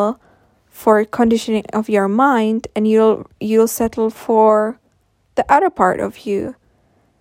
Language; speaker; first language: English; non-native, fluent; Czech